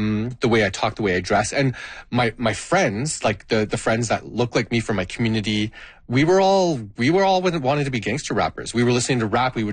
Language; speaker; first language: English; non-native, fluent; Gujarati